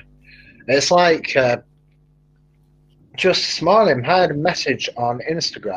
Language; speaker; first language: English; native; English